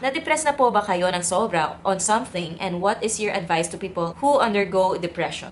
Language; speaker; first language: English; non-native, local second language; Filipino